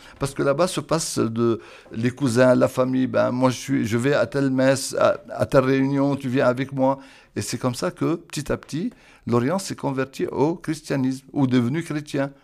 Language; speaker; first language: French; non-native, local second language; Arabic